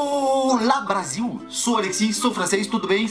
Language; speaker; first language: Portuguese; non-native, fluent; French